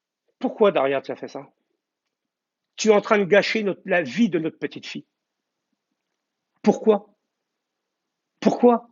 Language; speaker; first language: French; native; French